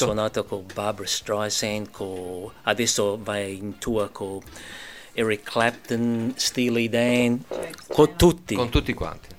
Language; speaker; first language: Italian; early bilingual, heritage; English